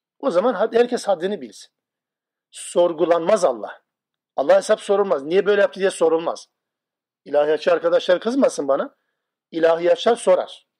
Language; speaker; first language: Turkish; non-native, local second language; Kurdish